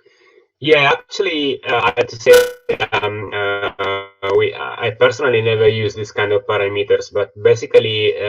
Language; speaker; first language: English; non-native, fluent; Italian